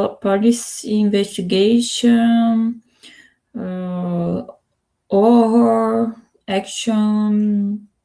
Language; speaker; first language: English; non-native, learner; Spanish